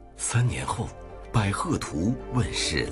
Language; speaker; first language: Chinese; native; Chinese